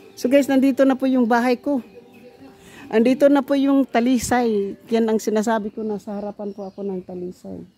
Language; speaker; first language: Filipino; non-native, local second language; Cebuano